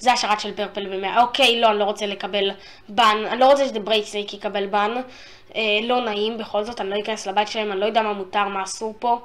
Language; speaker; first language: Hebrew; native; Hebrew